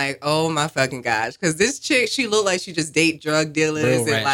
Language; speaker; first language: English; native; English